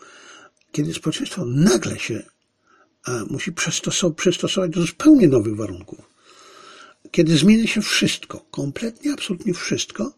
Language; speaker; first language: Polish; native; Polish